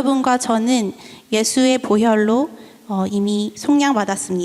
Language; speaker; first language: Korean; native; Korean